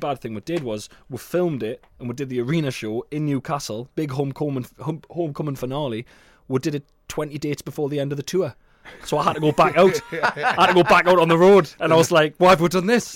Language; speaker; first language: English; native; English